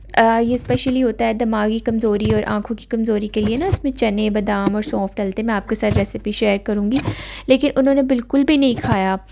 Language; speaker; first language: Urdu; native; Urdu